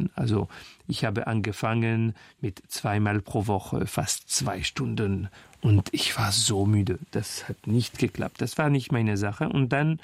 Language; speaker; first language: German; non-native, fluent; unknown